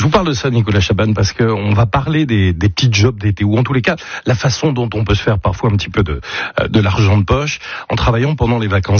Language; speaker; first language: French; native; French